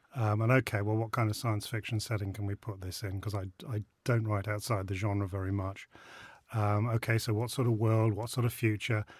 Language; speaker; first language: English; native; English